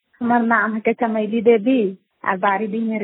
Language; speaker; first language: Hindi; non-native, local second language; Sadri